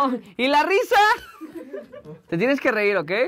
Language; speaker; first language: Spanish; native; Spanish